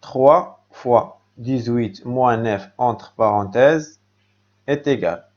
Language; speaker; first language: French; non-native, local second language; Arabic